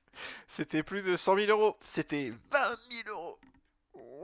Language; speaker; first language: French; native; French